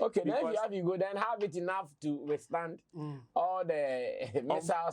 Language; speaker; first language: English; non-native, local second language; Akan